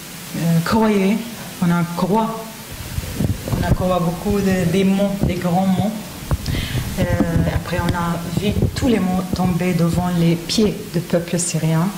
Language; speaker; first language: French; non-native, fluent; Arabic